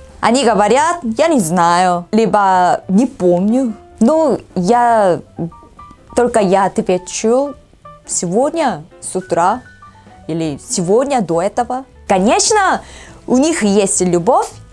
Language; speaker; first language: Russian; non-native, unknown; Korean